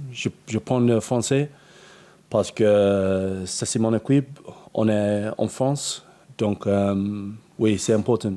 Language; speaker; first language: French; non-native, learner; English